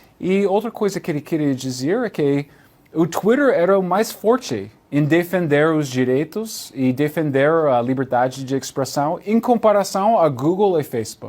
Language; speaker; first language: Portuguese; non-native, learner; English